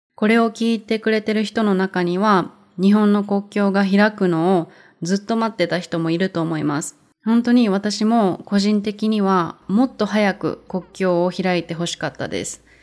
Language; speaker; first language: Japanese; native; Japanese